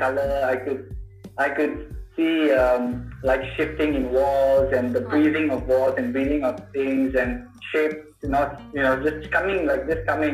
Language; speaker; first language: English; non-native, local second language; Tamil